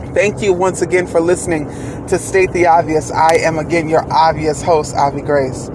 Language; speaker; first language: English; native; English